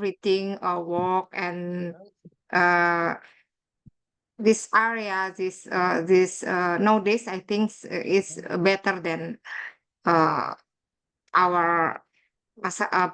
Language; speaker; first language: English; non-native, learner; Indonesian